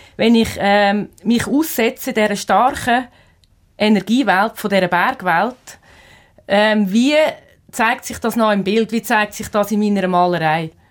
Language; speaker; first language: German; native; German